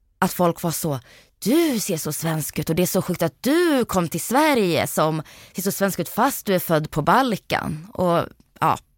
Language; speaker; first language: Swedish; early bilingual, other home language; Bosnian